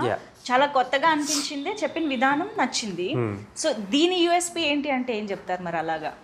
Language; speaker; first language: Telugu; native; Telugu